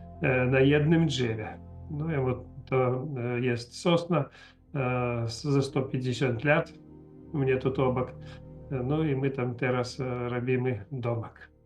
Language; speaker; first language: Polish; non-native, learner; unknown